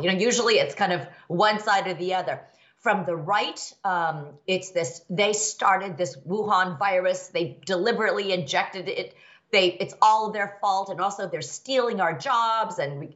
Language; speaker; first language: English; early bilingual, other home language; Chinese